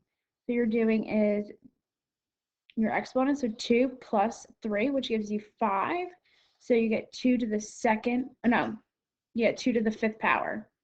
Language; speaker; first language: English; native; English